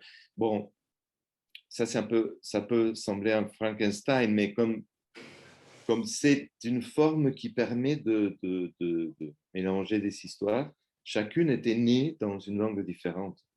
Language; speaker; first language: French; non-native, fluent; Spanish